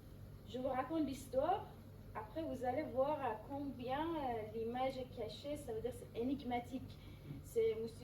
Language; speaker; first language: French; non-native, fluent; Persian